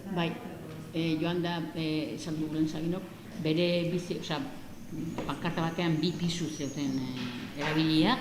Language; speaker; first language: Basque; non-native, local second language; Spanish